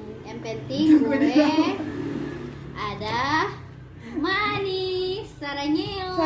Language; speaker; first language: Indonesian; native; Indonesian